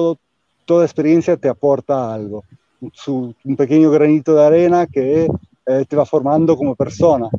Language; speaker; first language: Spanish; non-native, fluent; Italian